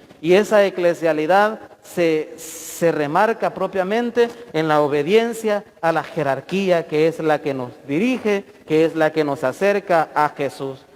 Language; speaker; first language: Spanish; native; Spanish